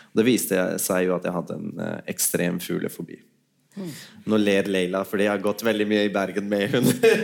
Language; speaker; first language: Norwegian; early bilingual, other home language; Urdu